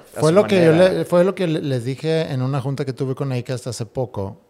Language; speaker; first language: Spanish; non-native, fluent; Swedish